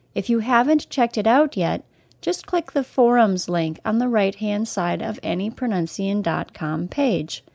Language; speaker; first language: English; native; English